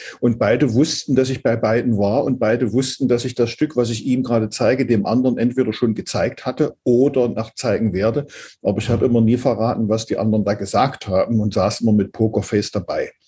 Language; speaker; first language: German; native; German